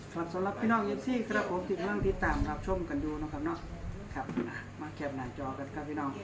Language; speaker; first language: Thai; non-native, local second language; Lao